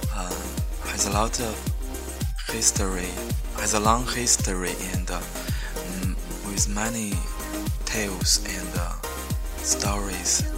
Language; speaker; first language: English; non-native, learner; Chinese